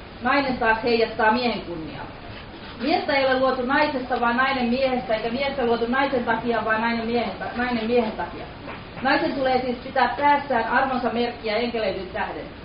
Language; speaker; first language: Finnish; native; Finnish